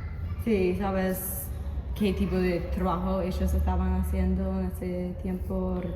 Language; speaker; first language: Spanish; non-native, learner; English